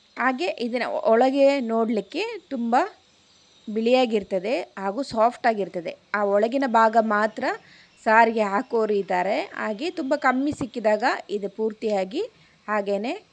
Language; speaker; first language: Kannada; non-native, local second language; Malayalam